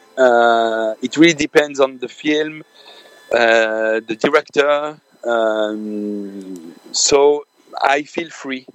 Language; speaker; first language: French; native; French